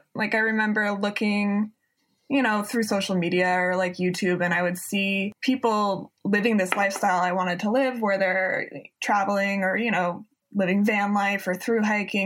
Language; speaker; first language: English; native; English